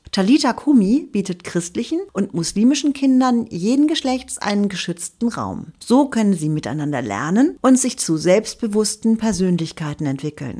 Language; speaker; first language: German; native; German